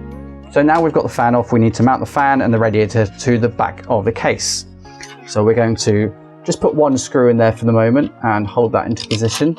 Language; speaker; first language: English; native; English